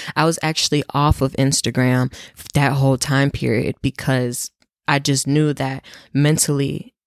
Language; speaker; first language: English; native; English